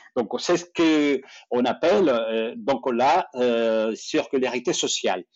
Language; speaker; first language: French; non-native, fluent; Spanish